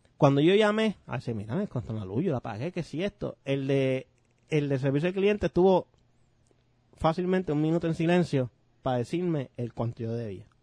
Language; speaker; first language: Spanish; native; Spanish